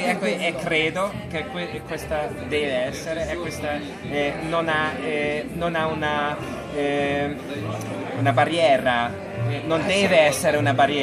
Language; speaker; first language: Italian; non-native, learner; Hungarian